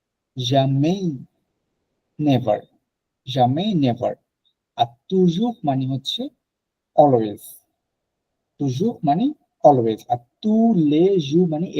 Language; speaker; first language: French; non-native, fluent; Bangla